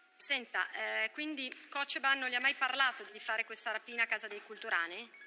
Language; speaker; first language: Italian; native; Italian